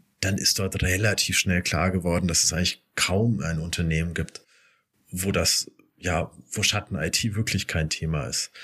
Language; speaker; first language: German; native; German